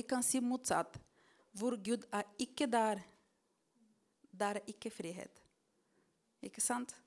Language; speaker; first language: Norwegian; non-native, fluent; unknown